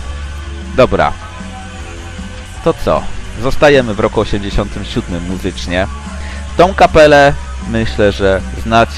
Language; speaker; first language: Polish; native; Polish